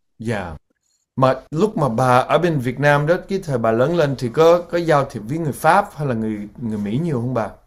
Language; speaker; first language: Vietnamese; early bilingual, heritage; Vietnamese